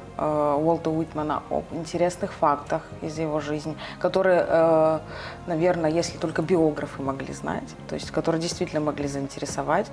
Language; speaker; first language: Russian; native; Russian